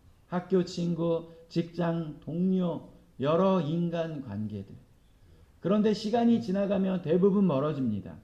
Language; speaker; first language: Korean; native; Korean